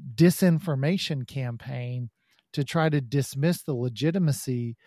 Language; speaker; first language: English; native; English